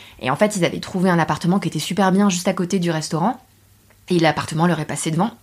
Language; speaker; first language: French; native; French